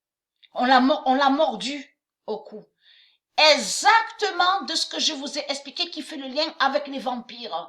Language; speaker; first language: French; native; French